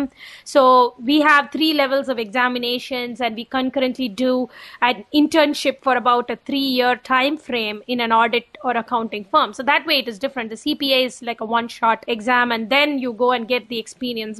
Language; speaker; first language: English; non-native, local second language; Tamil